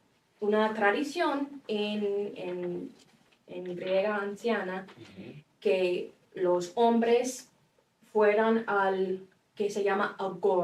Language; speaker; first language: Spanish; non-native, fluent; English